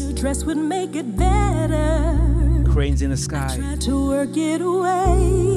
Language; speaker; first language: English; native; English